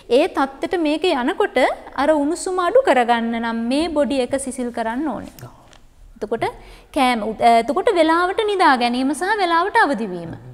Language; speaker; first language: Sinhala; native; Sinhala